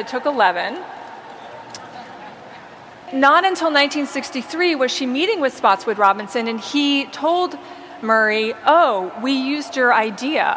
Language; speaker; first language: English; native; English